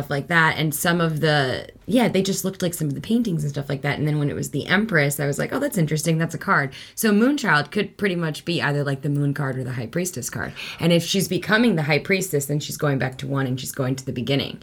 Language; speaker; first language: English; early bilingual, other home language; Spanish